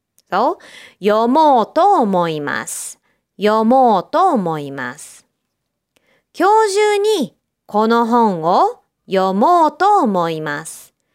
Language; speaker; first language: Japanese; native; Japanese